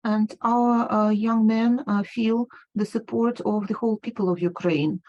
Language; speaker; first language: English; non-native, fluent; Ukrainian